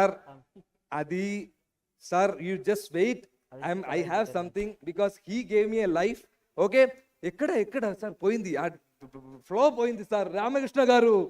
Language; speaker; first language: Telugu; non-native, learner; Malayalam